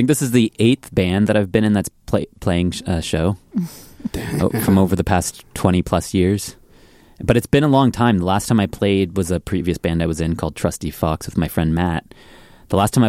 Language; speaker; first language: English; native; English